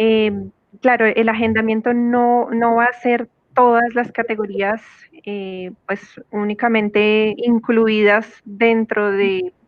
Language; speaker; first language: Spanish; native; Spanish